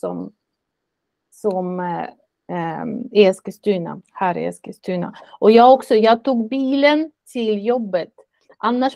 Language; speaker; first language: Swedish; non-native, fluent; Russian